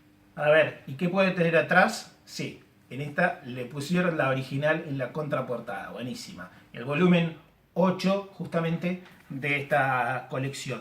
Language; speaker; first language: Spanish; native; Spanish